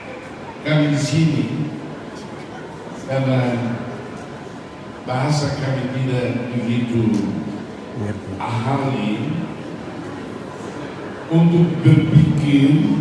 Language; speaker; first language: Indonesian; non-native, fluent; Tetum